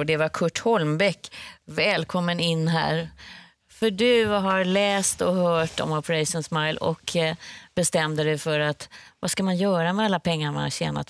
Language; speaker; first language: Swedish; native; Swedish